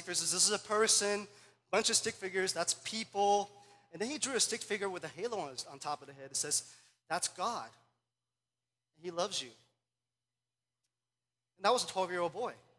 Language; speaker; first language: English; early bilingual, other home language; Chinese